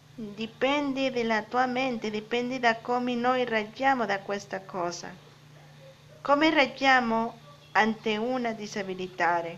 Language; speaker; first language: Italian; non-native, learner; Spanish